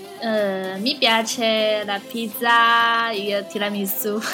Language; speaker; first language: Italian; non-native, learner; Chinese